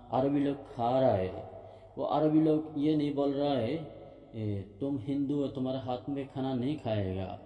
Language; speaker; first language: Hindi; non-native, learner; Bangla